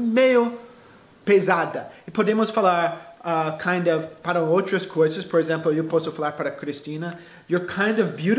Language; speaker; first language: Portuguese; non-native, fluent; English